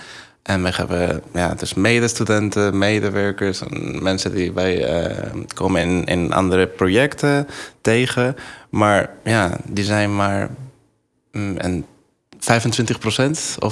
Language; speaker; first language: Dutch; non-native, fluent; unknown